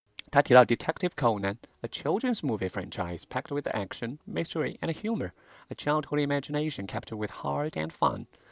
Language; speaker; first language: English; non-native, fluent; Chinese